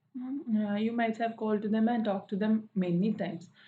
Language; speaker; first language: English; non-native, local second language; Malayalam